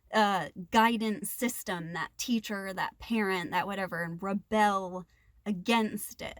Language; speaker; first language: English; native; English